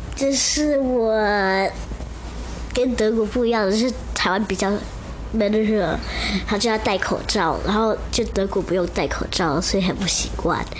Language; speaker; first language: Chinese; early bilingual, heritage; Chinese